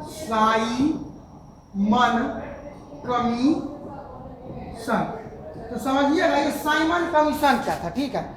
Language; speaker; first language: Hindi; native; Hindi